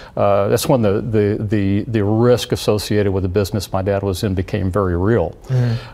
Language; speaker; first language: English; native; English